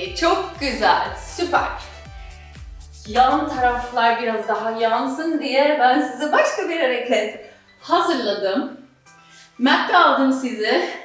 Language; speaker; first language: Turkish; non-native, fluent; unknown